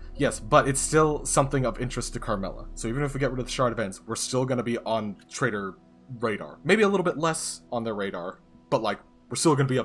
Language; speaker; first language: English; native; English